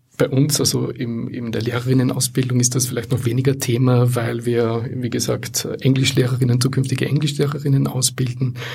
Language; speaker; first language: German; native; German